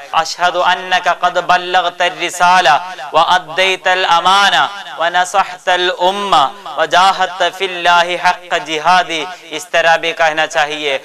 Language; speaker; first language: Urdu; non-native, local second language; Malayalam